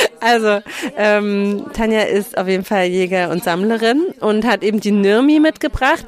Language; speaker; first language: German; native; German